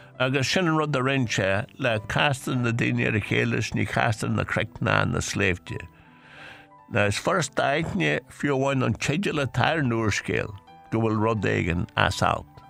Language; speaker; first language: Irish; native; Irish